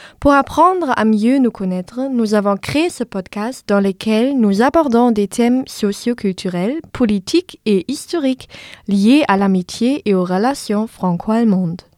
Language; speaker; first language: French; non-native, fluent; German